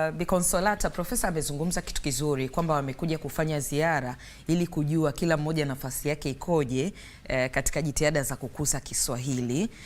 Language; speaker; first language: Swahili; native; Swahili